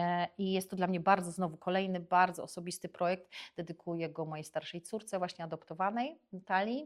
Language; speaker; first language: Polish; native; Polish